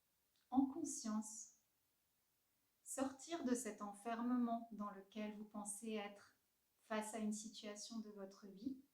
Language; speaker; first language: French; native; French